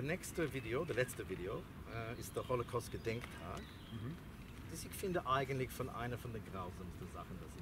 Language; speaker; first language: German; non-native, fluent; English